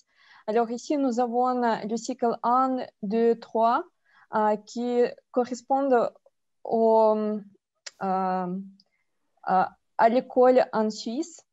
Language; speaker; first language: French; non-native, fluent; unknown